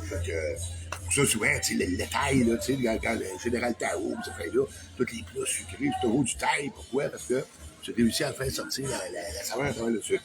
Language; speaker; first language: French; native; French